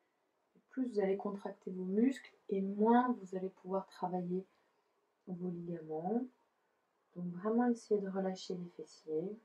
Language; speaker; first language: French; native; French